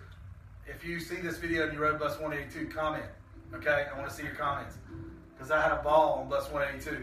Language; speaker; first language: English; native; English